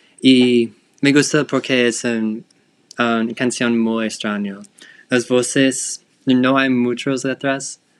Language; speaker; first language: Spanish; non-native, learner; English